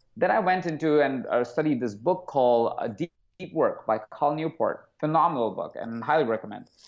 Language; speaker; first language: English; non-native, local second language; Hindi